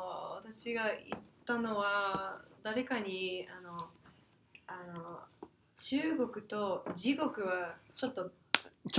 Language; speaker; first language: Japanese; non-native, fluent; English